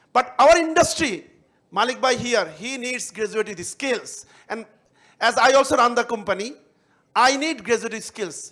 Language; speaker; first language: English; non-native, local second language; Bangla